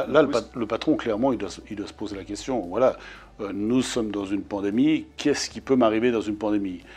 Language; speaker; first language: French; native; French